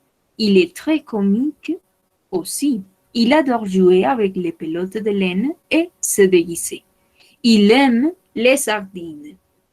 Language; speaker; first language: French; non-native, fluent; Spanish